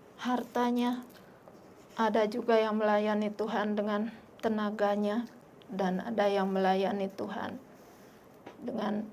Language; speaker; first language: Indonesian; non-native, local second language; Sasak